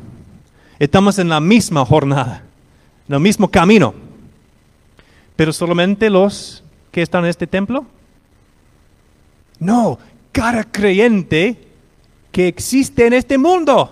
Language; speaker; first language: Spanish; non-native, fluent; English